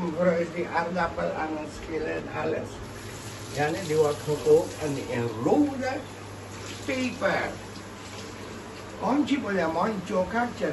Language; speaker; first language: Dutch; non-native, local second language; Caribbean Hindustani